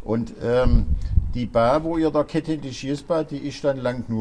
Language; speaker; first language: German; native; German